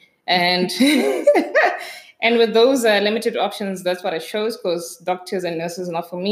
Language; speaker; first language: English; non-native, local second language; Southern Sotho